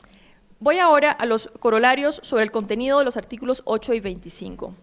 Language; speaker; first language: Spanish; native; Spanish